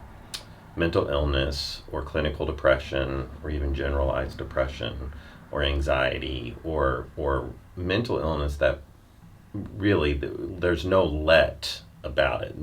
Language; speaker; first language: English; native; English